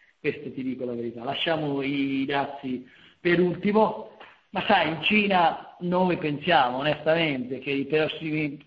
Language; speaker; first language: Italian; native; Italian